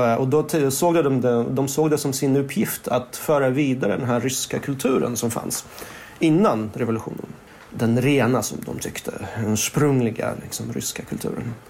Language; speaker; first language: Swedish; early bilingual, other home language; Russian